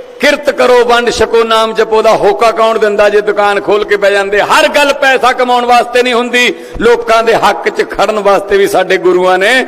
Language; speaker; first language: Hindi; non-native, local second language; Punjabi